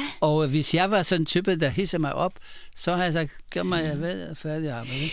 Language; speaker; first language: Danish; non-native, fluent; Polish